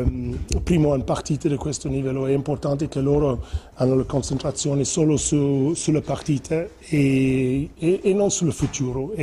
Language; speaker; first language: Italian; non-native, fluent; English